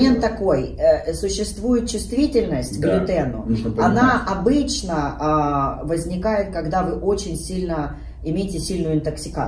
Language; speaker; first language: Russian; native; Russian